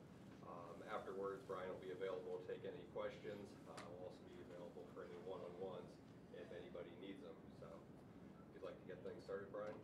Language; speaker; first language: English; native; English